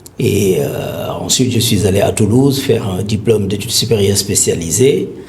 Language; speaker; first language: French; non-native, local second language; Wolof